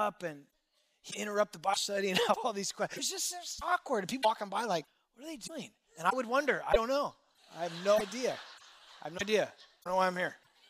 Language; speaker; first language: English; native; English